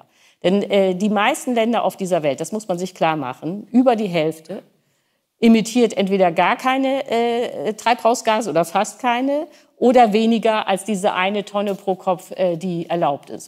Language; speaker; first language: German; native; German